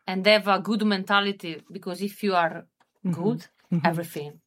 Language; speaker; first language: English; non-native, learner; Italian